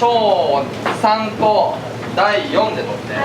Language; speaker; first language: Japanese; native; Japanese